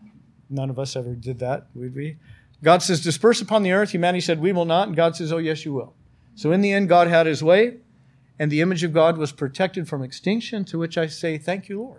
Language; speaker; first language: English; native; English